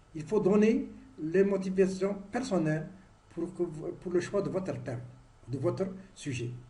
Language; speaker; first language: French; non-native, local second language; Arabic